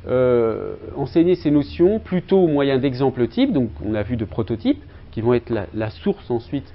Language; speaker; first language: French; native; French